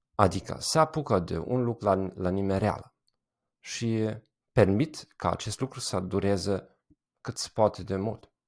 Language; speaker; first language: Romanian; non-native, fluent; German